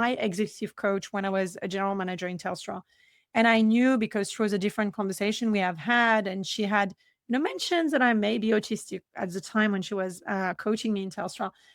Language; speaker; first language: English; non-native, fluent; French